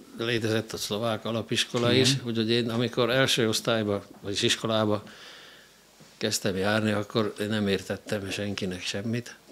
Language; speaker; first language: Hungarian; non-native, local second language; Slovak